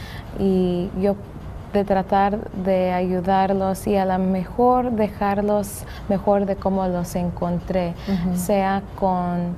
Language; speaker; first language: Spanish; early bilingual, heritage; English